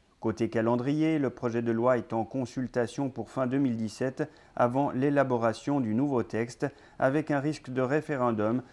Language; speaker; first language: French; native; French